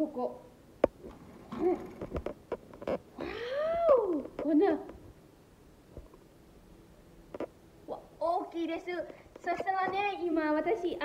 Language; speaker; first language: Japanese; non-native, learner; Lao